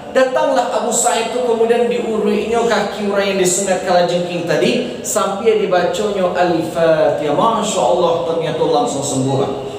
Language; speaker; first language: Malay; non-native, local second language; Minangkabau